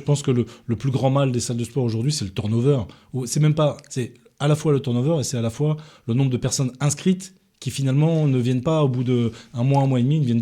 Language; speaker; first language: French; native; French